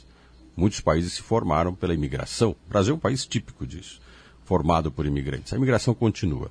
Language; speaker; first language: Portuguese; native; Portuguese